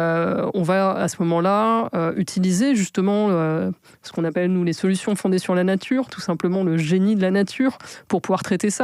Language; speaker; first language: French; native; French